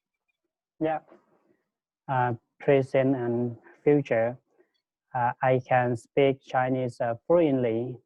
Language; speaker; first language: English; non-native, learner; Lao